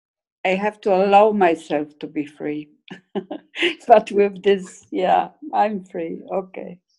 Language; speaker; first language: English; non-native, fluent; Polish